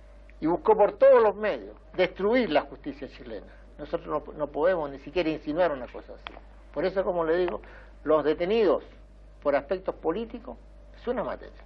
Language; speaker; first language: Spanish; native; Spanish